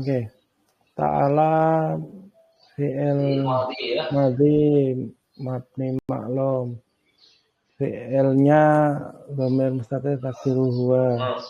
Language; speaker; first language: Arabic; non-native, learner; Indonesian